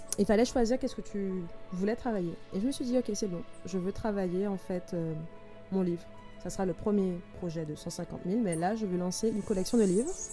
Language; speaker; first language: French; native; French